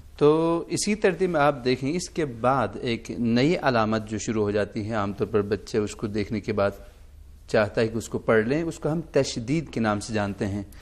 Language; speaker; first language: Urdu; non-native, local second language; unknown